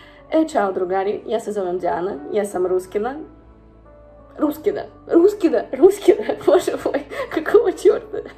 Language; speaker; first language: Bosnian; non-native, learner; Russian